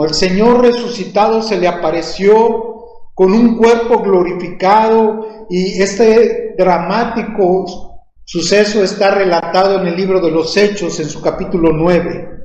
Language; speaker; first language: Spanish; native; Spanish